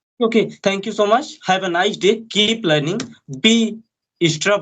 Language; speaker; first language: English; non-native, learner; Hindi